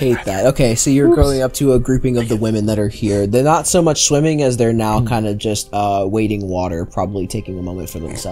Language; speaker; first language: English; native; English